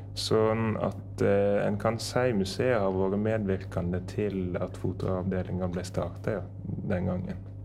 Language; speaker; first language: Norwegian; native; Norwegian